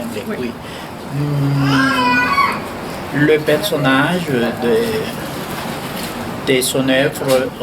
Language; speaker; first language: French; non-native, fluent; Spanish